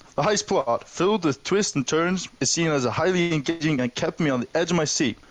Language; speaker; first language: English; non-native, fluent; Icelandic